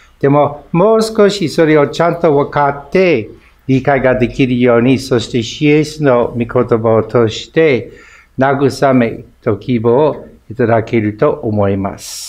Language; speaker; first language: Japanese; non-native, fluent; English